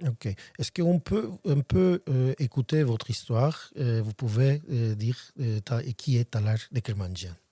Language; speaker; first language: French; non-native, learner; Armenian